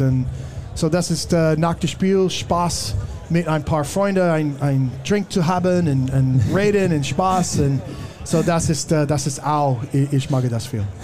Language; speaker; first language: German; non-native, learner; English